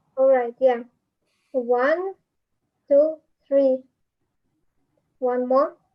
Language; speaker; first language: English; non-native, learner; Russian